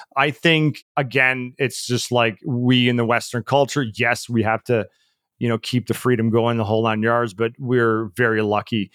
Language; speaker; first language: English; early bilingual, other home language; Czech